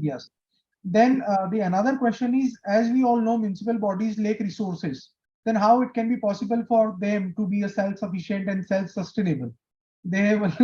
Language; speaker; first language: English; non-native, local second language; Hindi